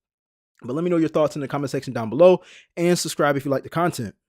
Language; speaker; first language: English; native; English